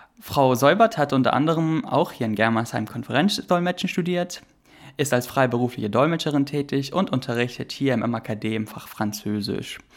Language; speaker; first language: German; native; German